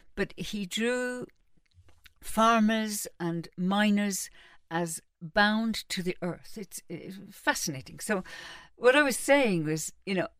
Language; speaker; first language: English; native; English